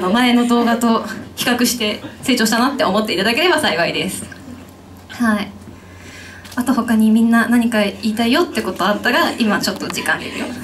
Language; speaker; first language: Japanese; native; Japanese